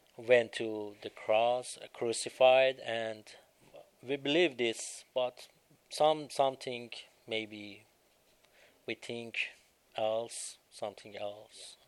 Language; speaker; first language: English; non-native, learner; Persian